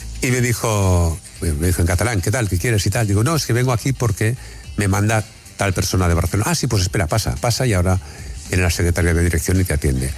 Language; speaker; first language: Spanish; native; Spanish